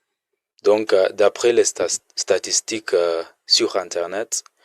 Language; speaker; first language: French; non-native, fluent; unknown